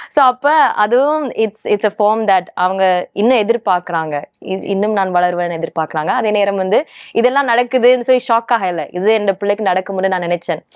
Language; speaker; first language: Tamil; early bilingual, heritage; Tamil